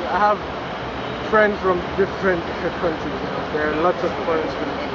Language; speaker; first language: English; non-native, fluent; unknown